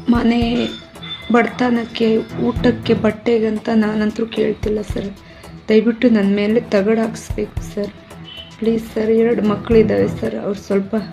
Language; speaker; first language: Kannada; non-native, local second language; Lambadi